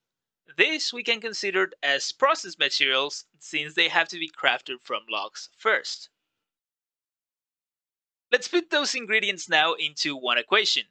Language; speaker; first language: English; non-native, fluent; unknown